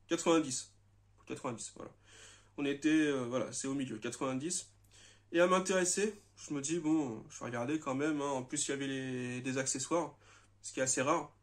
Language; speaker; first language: French; native; French